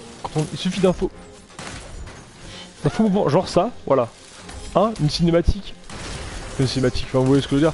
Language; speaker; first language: French; native; French